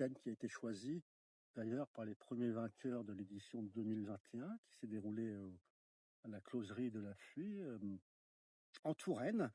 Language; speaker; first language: French; native; French